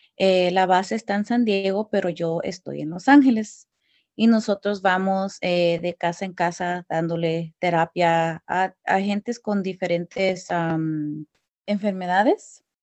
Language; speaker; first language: Spanish; early bilingual, heritage; Spanish